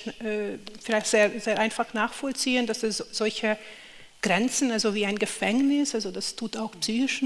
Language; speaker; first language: German; non-native, fluent; Hungarian